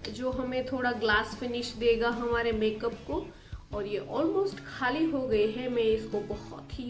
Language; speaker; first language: Hindi; non-native, local second language; Gujarati